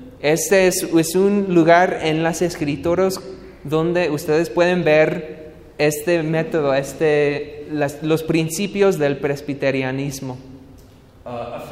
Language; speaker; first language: Spanish; non-native, learner; English